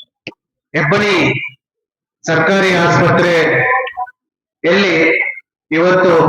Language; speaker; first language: Kannada; native; Kannada